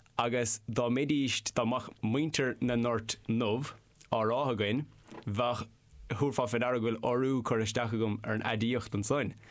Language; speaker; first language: Irish; non-native, local second language; English